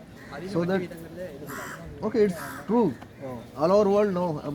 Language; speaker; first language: English; non-native, learner; Telugu